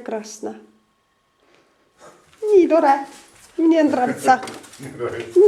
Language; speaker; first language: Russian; non-native, learner; Estonian